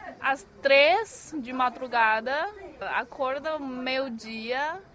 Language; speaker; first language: Portuguese; non-native, fluent; Chinese